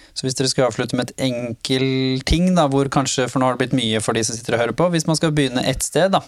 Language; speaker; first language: Norwegian; early bilingual, other home language; Somali